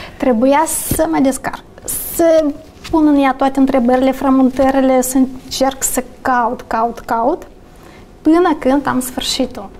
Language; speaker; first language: Romanian; native; Romanian